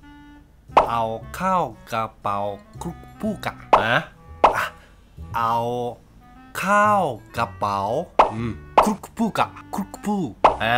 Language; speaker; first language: Thai; non-native, learner; Japanese